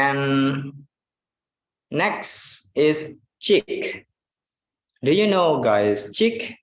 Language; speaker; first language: English; non-native, fluent; Indonesian